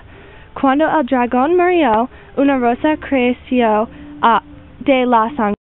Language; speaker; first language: Spanish; non-native, learner; English